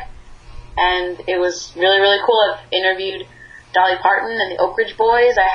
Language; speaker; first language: English; native; English